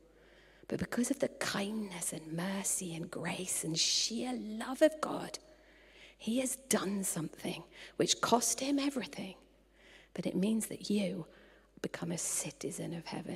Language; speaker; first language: English; native; English